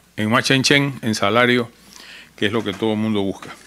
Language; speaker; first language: Spanish; native; Spanish